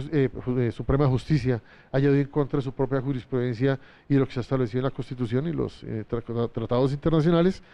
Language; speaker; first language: Spanish; native; Spanish